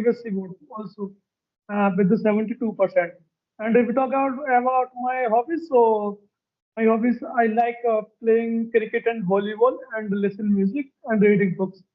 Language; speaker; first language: English; non-native, learner; Hindi